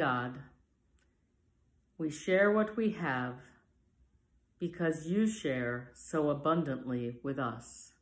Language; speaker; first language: English; native; English